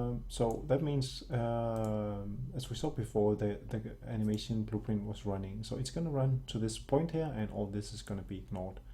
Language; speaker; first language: English; non-native, fluent; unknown